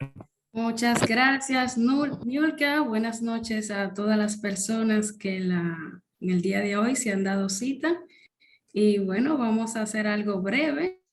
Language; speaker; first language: Spanish; native; Spanish